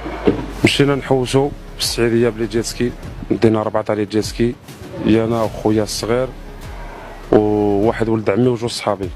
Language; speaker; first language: Arabic; early bilingual, heritage; Arabic